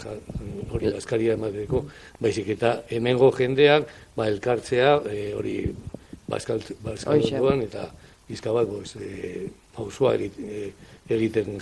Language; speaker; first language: Basque; non-native, local second language; Spanish